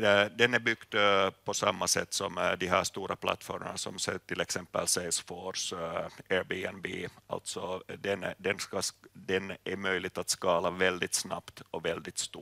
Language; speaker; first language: Swedish; non-native, local second language; Finnish